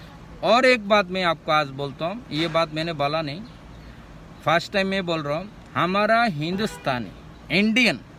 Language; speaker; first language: Hindi; non-native, local second language; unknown